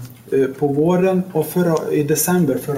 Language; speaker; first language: Swedish; non-native, learner; Lithuanian